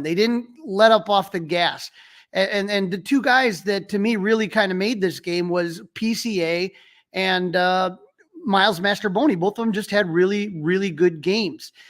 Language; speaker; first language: English; native; English